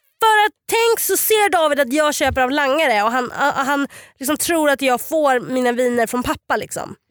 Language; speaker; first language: Swedish; native; Swedish